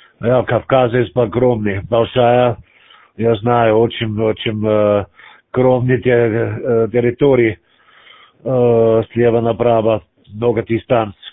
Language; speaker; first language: Russian; non-native, learner; German